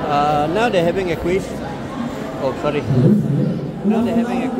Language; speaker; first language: English; non-native, local second language; Malay